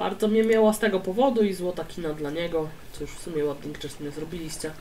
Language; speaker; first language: Polish; native; Polish